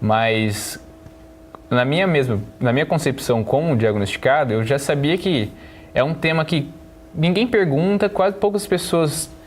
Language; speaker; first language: Portuguese; native; Portuguese